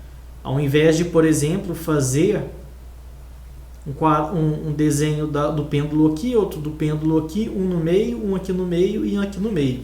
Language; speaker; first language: Portuguese; native; Portuguese